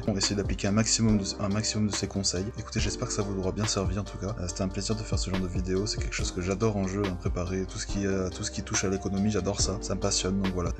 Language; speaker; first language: French; native; French